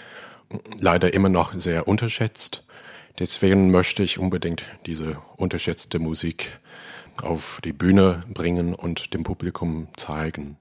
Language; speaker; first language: German; non-native, fluent; Cantonese